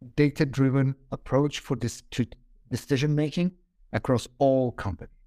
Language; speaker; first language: English; non-native, fluent; Ukrainian